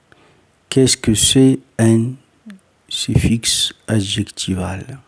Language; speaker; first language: French; non-native, learner; Arabic